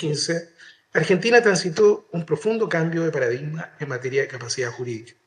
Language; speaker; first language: Spanish; native; Spanish